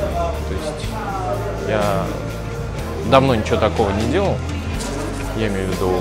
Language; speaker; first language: Russian; native; Russian